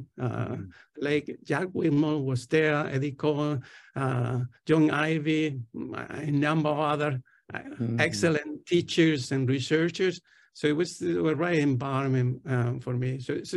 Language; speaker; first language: English; non-native, fluent; Spanish